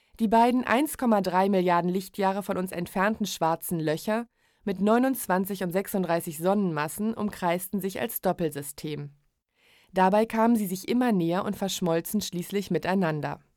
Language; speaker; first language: German; native; German